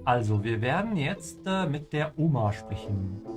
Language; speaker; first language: German; non-native, fluent; English